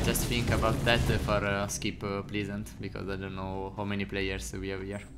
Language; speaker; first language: English; non-native, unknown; Italian